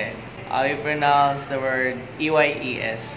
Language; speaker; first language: English; non-native, local second language; Filipino